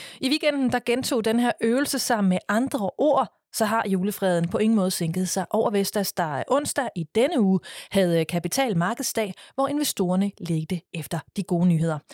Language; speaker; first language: Danish; native; Danish